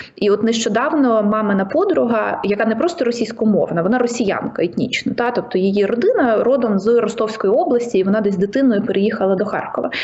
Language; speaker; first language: Ukrainian; native; Ukrainian